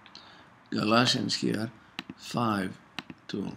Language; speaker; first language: English; non-native, fluent; Greek